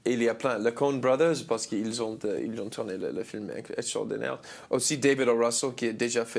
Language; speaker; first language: French; non-native, learner; English